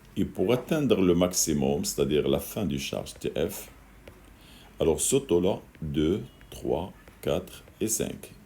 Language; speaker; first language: French; non-native, local second language; Arabic